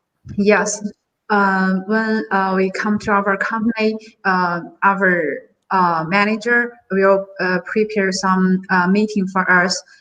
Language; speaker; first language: English; non-native, learner; Chinese